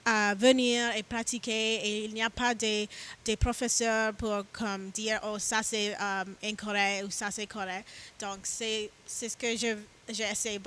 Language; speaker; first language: French; non-native, learner; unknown